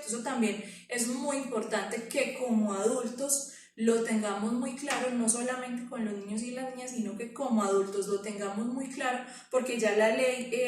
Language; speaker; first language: Spanish; native; Spanish